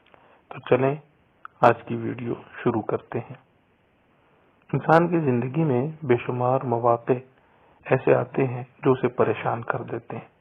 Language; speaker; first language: Urdu; native; Urdu